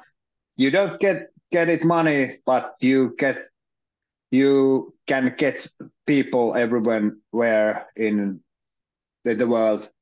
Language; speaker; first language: English; non-native, learner; Finnish